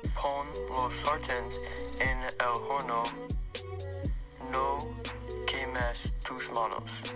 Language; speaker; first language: Spanish; non-native, learner; English